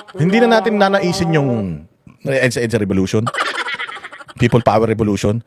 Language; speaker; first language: Filipino; native; Filipino